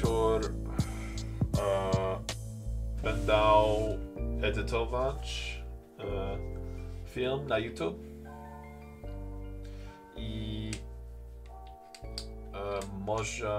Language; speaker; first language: Polish; non-native, learner; English